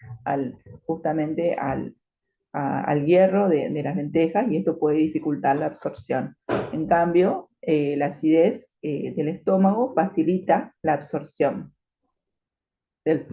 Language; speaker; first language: Spanish; native; Spanish